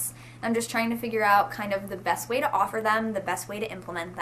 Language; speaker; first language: English; native; English